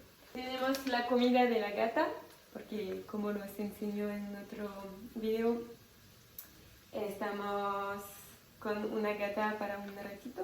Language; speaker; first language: Spanish; non-native, fluent; French